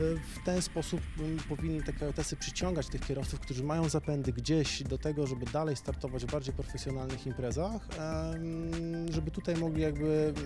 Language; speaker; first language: Polish; native; Polish